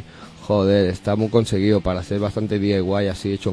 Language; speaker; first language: Spanish; native; Spanish